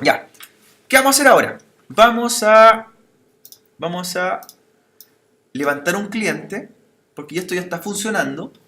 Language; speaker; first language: Spanish; native; Spanish